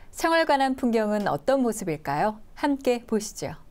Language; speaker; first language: Korean; native; Korean